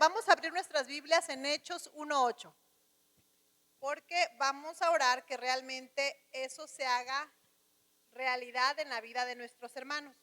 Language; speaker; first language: Spanish; native; Spanish